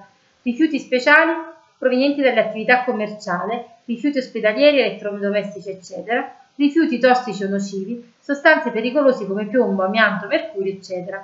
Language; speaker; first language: Italian; native; Italian